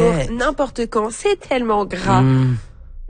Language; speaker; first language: French; native; French